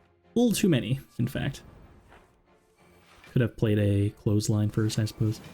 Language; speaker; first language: English; native; English